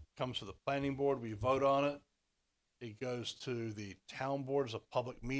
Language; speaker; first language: English; native; English